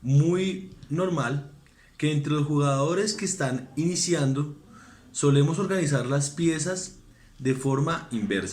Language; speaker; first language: Spanish; native; Spanish